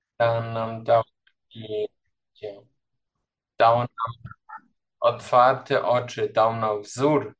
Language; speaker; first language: Polish; non-native, learner; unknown